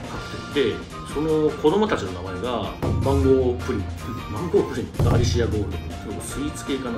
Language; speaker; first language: Japanese; native; Japanese